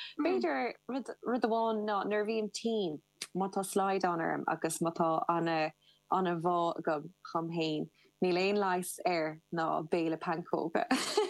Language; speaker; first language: Irish; non-native, local second language; English